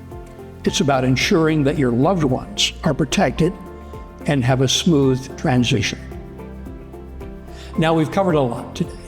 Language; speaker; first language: English; native; English